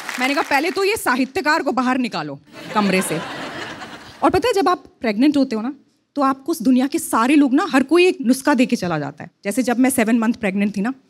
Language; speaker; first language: Hindi; native; Hindi